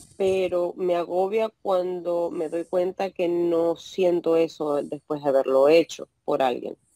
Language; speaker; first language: Spanish; native; Spanish